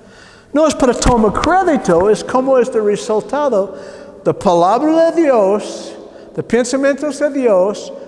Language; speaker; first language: Spanish; non-native, learner; English